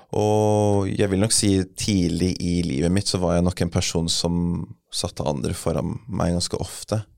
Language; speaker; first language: Norwegian; early bilingual, other home language; English